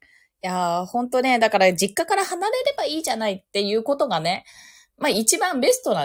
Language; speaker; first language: Japanese; native; Japanese